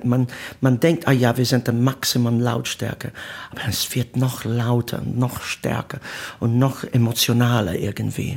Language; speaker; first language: German; non-native, learner; Italian